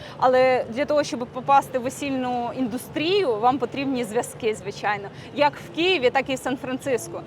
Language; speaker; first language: Ukrainian; native; Ukrainian